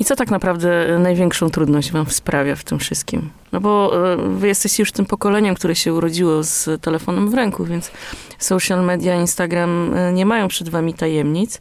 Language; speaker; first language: Polish; native; Polish